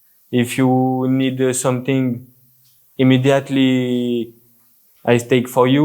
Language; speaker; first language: English; non-native, learner; French